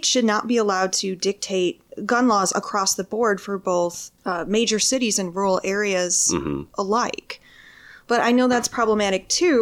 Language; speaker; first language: English; native; English